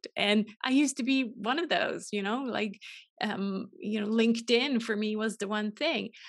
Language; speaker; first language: English; non-native, fluent; German